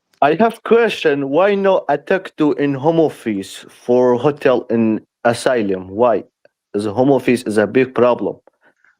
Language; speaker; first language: English; non-native, learner; Persian